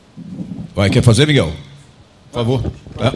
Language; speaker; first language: Portuguese; native; Portuguese